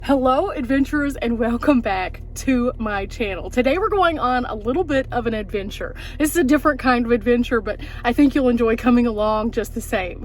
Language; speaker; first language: English; native; English